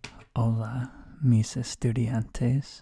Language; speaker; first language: Spanish; non-native, learner; English